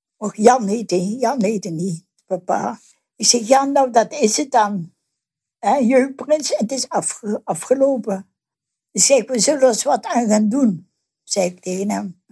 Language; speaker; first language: Dutch; native; Dutch